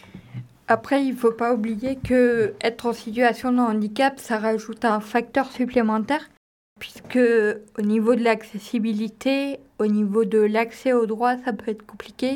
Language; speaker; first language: French; native; French